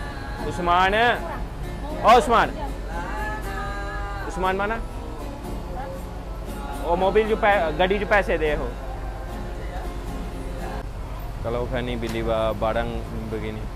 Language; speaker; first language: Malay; non-native, fluent; Urdu